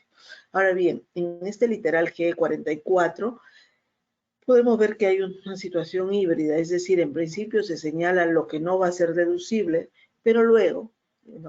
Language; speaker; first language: Spanish; native; Spanish